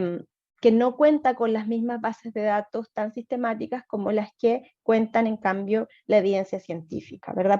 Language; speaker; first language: Spanish; native; Spanish